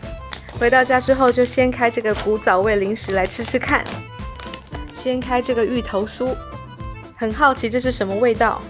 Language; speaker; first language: Chinese; native; Chinese